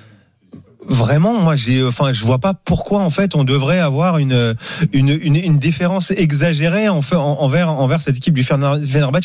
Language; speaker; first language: French; native; French